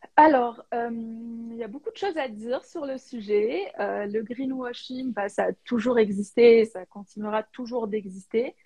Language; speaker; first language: French; non-native, local second language; Arabic